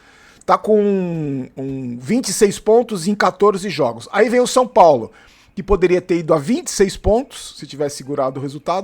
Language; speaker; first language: Portuguese; native; Portuguese